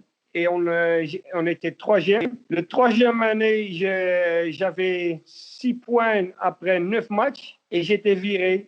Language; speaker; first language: French; non-native, learner; Dutch